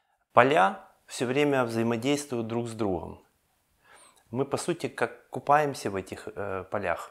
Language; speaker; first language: Russian; native; Russian